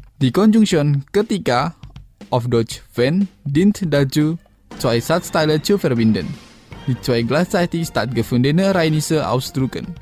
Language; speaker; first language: German; non-native, fluent; Indonesian